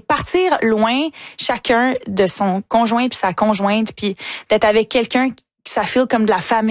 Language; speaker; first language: French; native; French